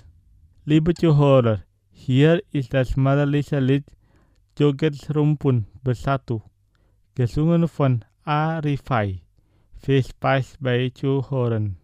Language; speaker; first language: German; non-native, fluent; Indonesian